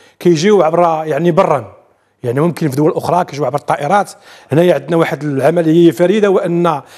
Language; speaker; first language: Arabic; native; Arabic